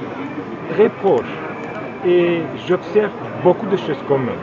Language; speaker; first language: French; non-native, fluent; Russian